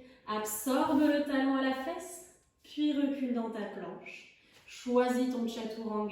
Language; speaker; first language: French; native; French